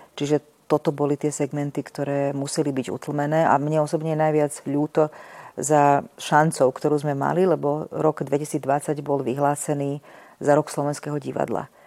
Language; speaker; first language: Slovak; native; Slovak